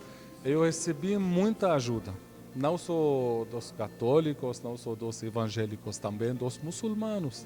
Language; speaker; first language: Portuguese; non-native, fluent; Arabic